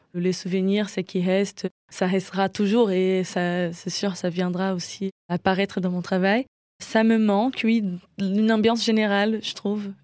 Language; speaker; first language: French; non-native, fluent; Portuguese